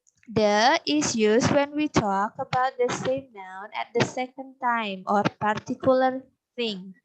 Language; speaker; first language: English; non-native, fluent; Indonesian